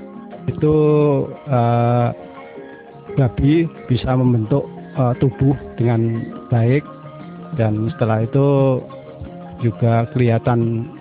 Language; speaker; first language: Indonesian; non-native, local second language; Javanese